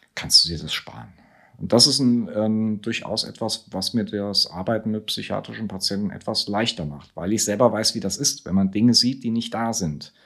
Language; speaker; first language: German; native; German